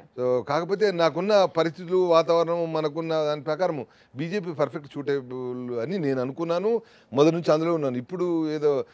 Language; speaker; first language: Telugu; native; Telugu